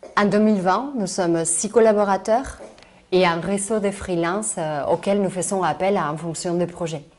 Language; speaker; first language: French; non-native, fluent; Spanish